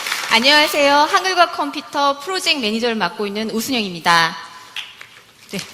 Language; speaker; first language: Korean; native; Korean